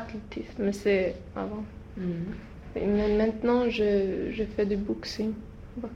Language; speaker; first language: French; non-native, learner; Swedish